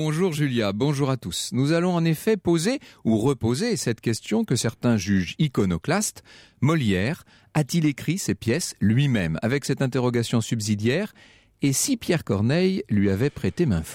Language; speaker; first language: French; native; French